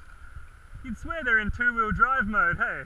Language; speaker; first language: English; native; English